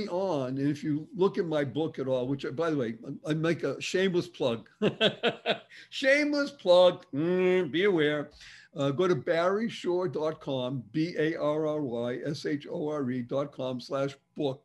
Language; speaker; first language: English; native; English